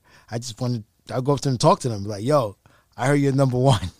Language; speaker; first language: English; native; English